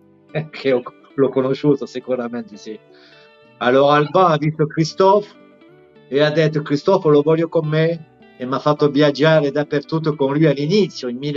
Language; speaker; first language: Italian; non-native, fluent; French